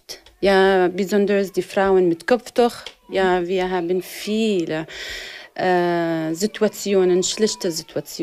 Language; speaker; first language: German; non-native, learner; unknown